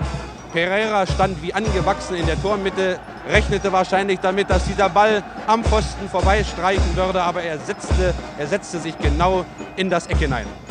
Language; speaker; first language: German; native; German